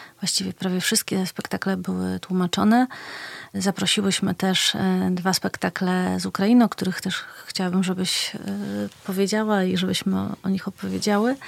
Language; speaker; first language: Polish; native; Polish